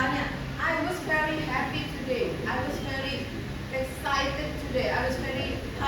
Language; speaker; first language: English; non-native, fluent; Indonesian